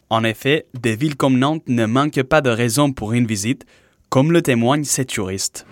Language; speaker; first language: French; non-native, fluent; Spanish